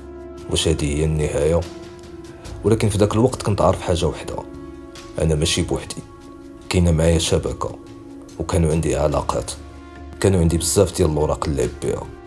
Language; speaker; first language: Arabic; native; Arabic